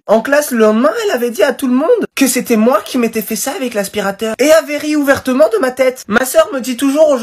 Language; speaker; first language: French; native; French